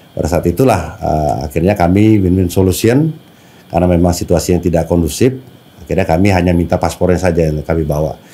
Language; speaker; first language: Indonesian; native; Indonesian